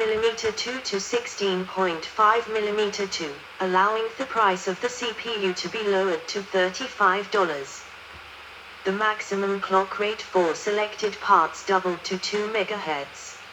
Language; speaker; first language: English; non-native, learner; Danish